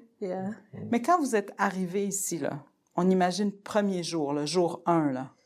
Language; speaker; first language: French; native; French